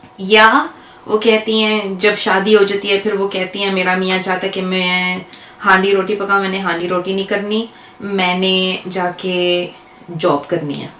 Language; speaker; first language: Urdu; early bilingual, heritage; Urdu